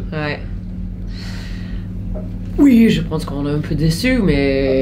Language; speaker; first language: French; non-native, fluent; English